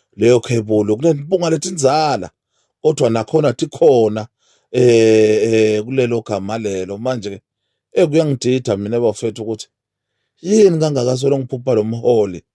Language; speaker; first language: Zulu; non-native, local second language; Swati